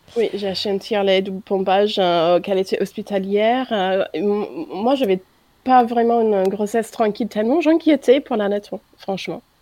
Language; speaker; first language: French; non-native, fluent; English